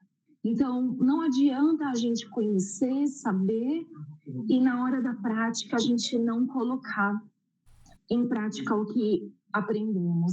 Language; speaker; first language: Portuguese; native; Portuguese